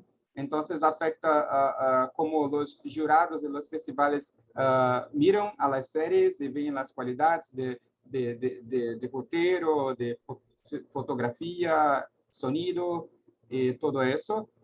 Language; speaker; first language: Spanish; non-native, learner; Portuguese